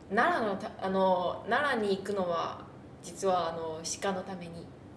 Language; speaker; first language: Japanese; non-native, fluent; Chinese